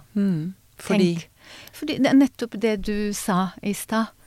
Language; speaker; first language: Norwegian; non-native, fluent; Hebrew